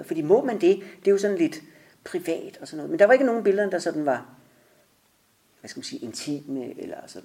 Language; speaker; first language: Danish; native; Danish